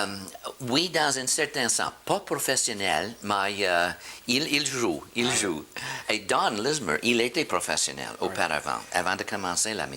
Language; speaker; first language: French; non-native, fluent; English